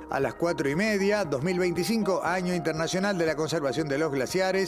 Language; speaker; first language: Spanish; native; Spanish